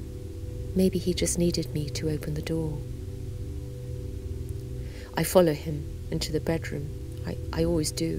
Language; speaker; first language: English; native; English